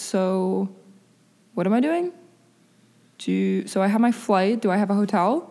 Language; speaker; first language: English; early bilingual, other home language; Spanish